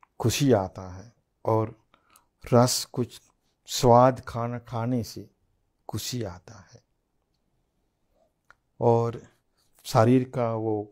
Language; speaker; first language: Hindi; non-native, fluent; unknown